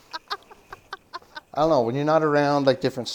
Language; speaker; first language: English; native; English